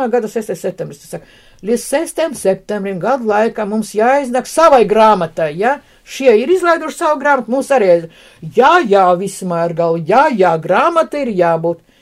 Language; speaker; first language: Latvian; non-native, local second language; Russian